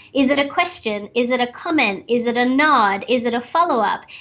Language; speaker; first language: English; native; English